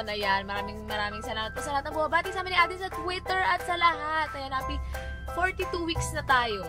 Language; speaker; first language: Filipino; native; Filipino